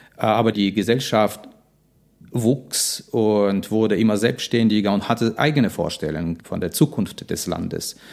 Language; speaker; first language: German; non-native, fluent; Russian